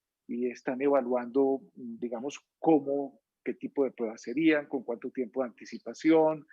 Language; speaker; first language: Spanish; native; Spanish